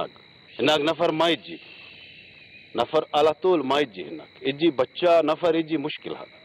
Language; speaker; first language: Arabic; non-native, learner; Urdu